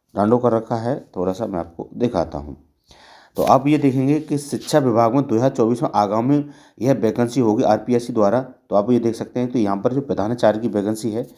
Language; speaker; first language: Hindi; native; Hindi